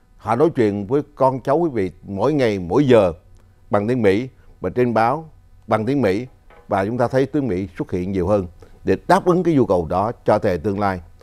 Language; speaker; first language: Vietnamese; native; Vietnamese